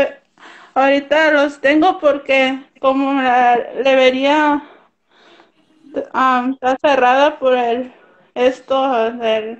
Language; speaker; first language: Spanish; early bilingual, heritage; Spanish